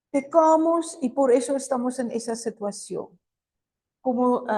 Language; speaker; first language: Spanish; non-native, fluent; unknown